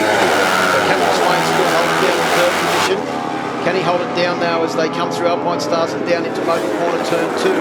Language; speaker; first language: English; native; English